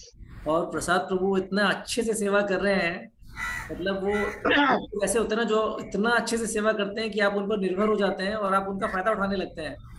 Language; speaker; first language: Hindi; native; Hindi